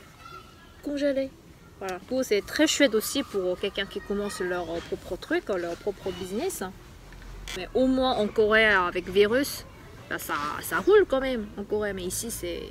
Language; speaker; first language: French; non-native, fluent; Korean